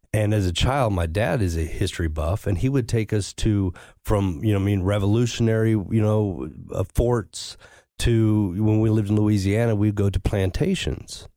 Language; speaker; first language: English; native; English